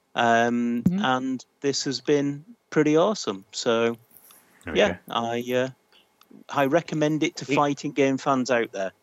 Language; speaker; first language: English; native; English